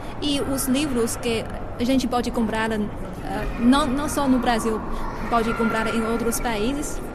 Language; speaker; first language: Portuguese; non-native, fluent; Chinese